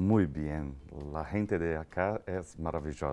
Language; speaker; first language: Spanish; non-native, learner; Portuguese